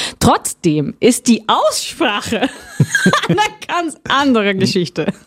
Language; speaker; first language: German; non-native, fluent; Portuguese